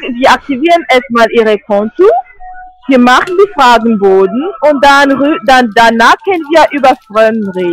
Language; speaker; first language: German; non-native, learner; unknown